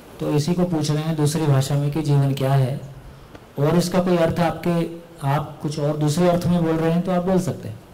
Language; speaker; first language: Hindi; native; Hindi